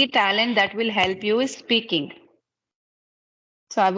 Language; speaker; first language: English; non-native, fluent; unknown